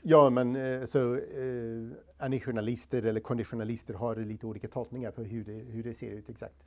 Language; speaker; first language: Swedish; non-native, fluent; English